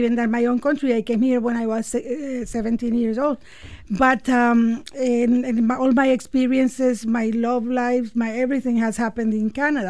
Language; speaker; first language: English; non-native, fluent; Spanish